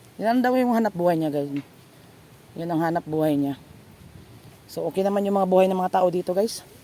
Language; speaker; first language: Filipino; non-native, local second language; Cebuano